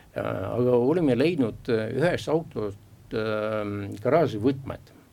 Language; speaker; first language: Estonian; non-native, local second language; Russian